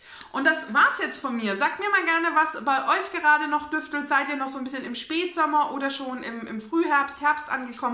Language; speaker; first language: German; native; German